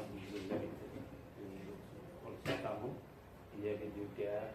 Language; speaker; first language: French; non-native, learner; Tamil